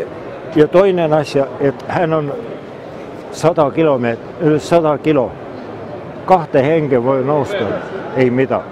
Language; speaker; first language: Finnish; non-native, learner; Estonian